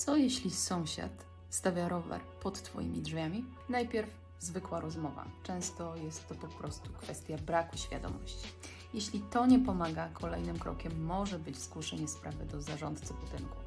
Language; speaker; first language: Polish; native; Polish